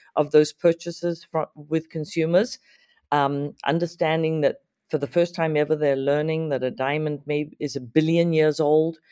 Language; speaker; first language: English; native; English